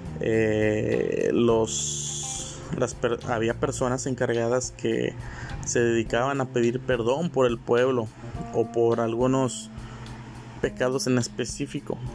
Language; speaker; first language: Spanish; native; Spanish